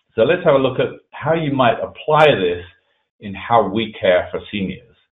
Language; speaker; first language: English; native; English